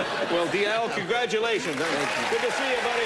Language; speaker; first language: English; native; English